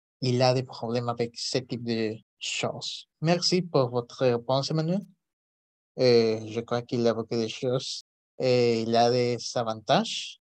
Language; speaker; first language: French; non-native, learner; Spanish